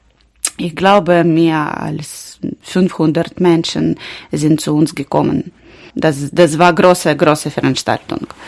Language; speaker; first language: German; non-native, learner; Ukrainian